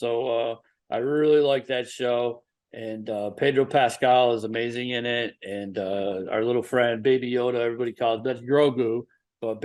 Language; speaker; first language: English; native; English